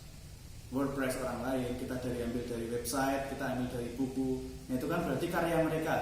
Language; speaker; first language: Indonesian; native; Indonesian